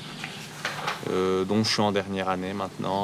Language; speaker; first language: French; early bilingual, other home language; Lingala